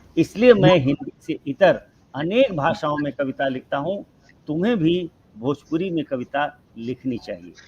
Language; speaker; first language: Hindi; non-native, local second language; Bhojpuri